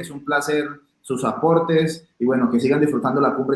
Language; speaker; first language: Spanish; native; Spanish